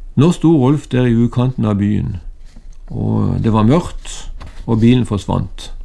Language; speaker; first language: Norwegian; native; Norwegian